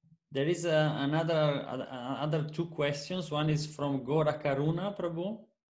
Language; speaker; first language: English; non-native, fluent; Italian